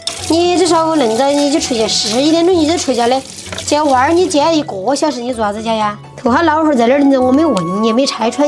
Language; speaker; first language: Chinese; native; Chinese